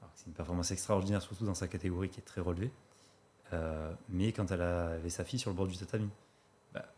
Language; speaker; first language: French; native; French